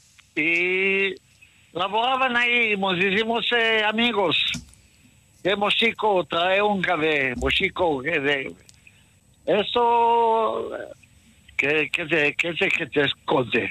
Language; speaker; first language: Spanish; early bilingual, heritage; Ladino